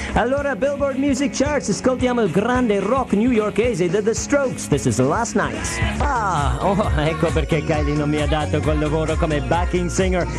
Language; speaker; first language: Italian; non-native, fluent; English